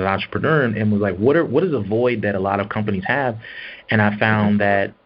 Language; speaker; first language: English; native; English